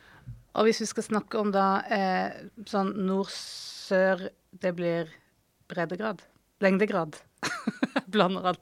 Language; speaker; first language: Norwegian; native; Norwegian